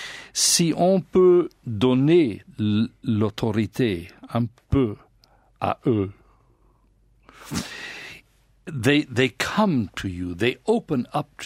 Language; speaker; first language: French; non-native, learner; English